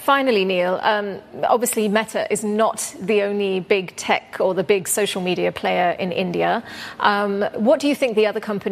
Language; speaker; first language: English; native; English